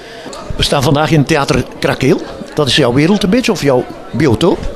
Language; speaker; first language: Dutch; native; Dutch